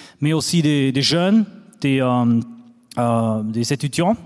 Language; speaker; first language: French; non-native, fluent; German